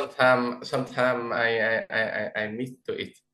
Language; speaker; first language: English; non-native, learner; Vietnamese